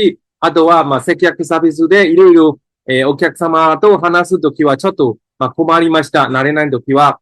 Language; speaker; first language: Japanese; non-native, fluent; Burmese